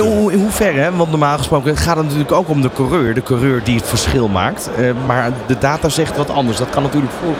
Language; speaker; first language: Dutch; native; Dutch